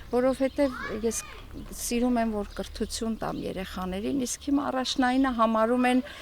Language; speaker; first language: Armenian; native; Armenian